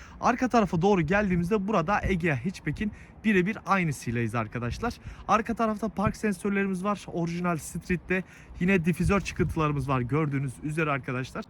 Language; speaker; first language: Turkish; native; Turkish